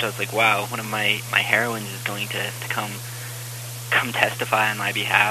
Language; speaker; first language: English; native; English